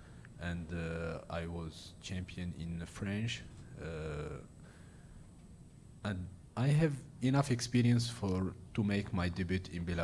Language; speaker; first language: English; non-native, learner; Arabic